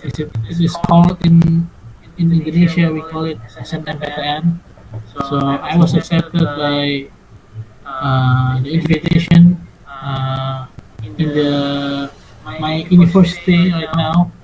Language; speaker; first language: English; non-native, fluent; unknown